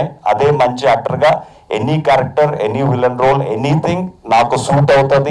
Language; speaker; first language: Telugu; native; Telugu